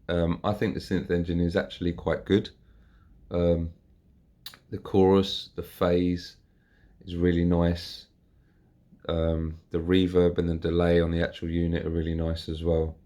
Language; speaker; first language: English; native; English